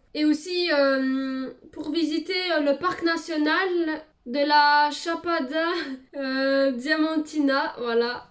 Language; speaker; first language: French; early bilingual, other home language; Portuguese